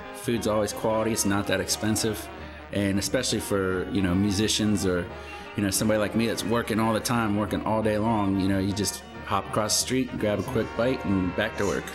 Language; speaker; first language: English; native; English